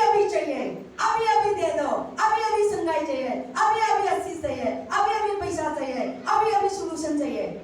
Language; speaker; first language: Hindi; non-native, local second language; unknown